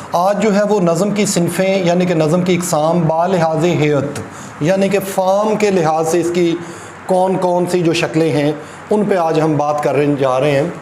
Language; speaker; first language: Urdu; non-native, local second language; Punjabi